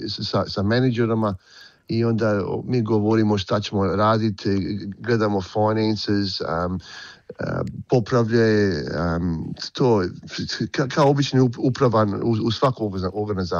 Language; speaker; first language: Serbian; early bilingual, heritage; Croatian